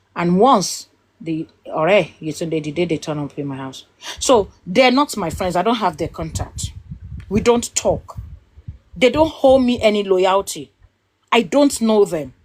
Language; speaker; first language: English; non-native, local second language; Yoruba